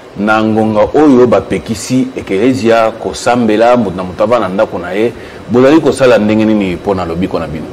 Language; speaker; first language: Lingala; native; Lingala